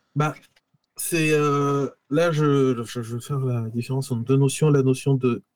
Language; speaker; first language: French; native; French